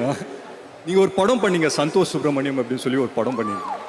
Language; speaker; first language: Tamil; native; Tamil